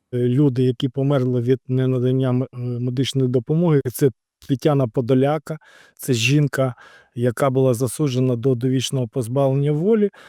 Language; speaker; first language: Ukrainian; native; Ukrainian